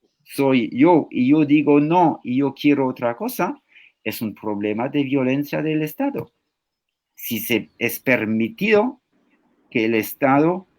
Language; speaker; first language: Spanish; non-native, fluent; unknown